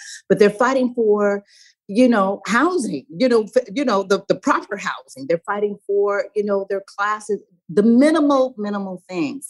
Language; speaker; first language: English; native; English